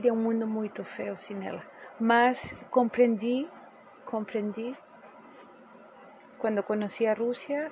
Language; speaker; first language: Portuguese; non-native, fluent; Spanish